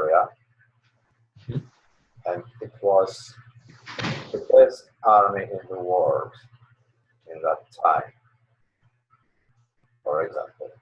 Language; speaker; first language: English; non-native, learner; Polish